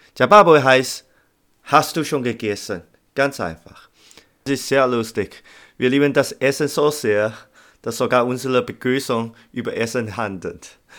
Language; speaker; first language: German; non-native, learner; Chinese